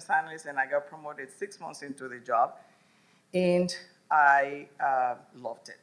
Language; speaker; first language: English; non-native, fluent; Spanish